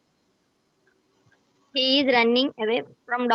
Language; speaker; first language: English; non-native, learner; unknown